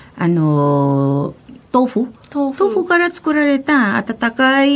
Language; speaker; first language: Japanese; non-native, fluent; Filipino